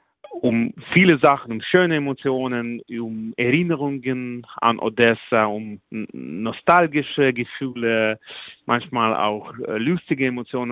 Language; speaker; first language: German; non-native, fluent; Russian